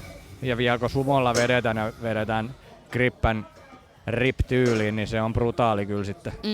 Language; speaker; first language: Finnish; native; Finnish